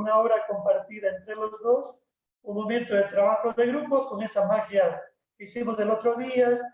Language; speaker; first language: Spanish; native; Spanish